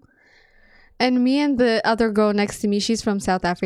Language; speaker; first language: English; non-native, fluent; Amharic